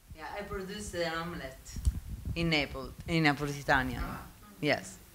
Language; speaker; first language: Italian; native; Italian